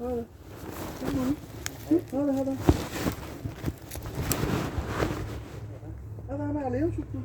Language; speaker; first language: Arabic; non-native, learner; Urdu